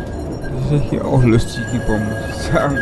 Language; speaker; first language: German; native; German